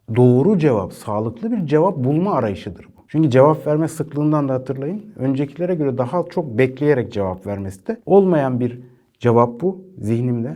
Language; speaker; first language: Turkish; native; Turkish